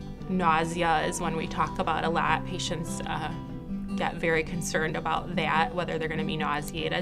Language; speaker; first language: English; native; English